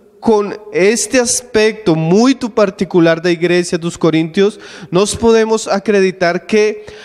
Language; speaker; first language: Spanish; non-native, learner; Portuguese